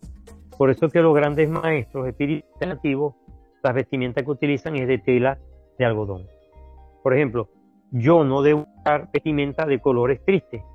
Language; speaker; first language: Spanish; native; Spanish